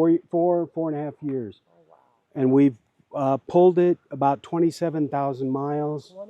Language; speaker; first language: English; native; English